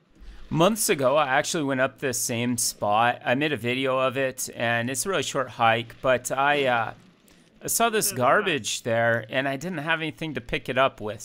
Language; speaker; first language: English; native; English